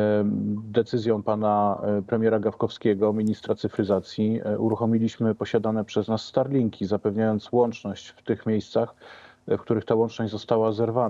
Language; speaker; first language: Polish; native; Polish